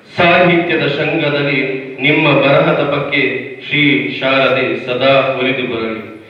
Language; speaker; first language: Kannada; non-native, local second language; Tulu